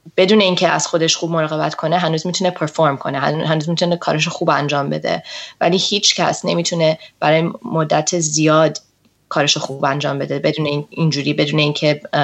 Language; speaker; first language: Persian; early bilingual, heritage; Persian